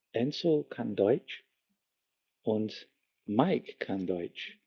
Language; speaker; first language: German; non-native, learner; English